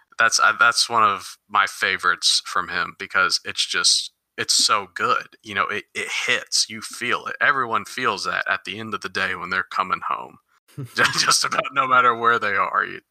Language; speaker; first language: English; native; English